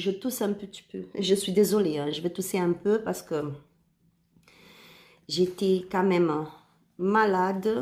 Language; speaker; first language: French; non-native, learner; Spanish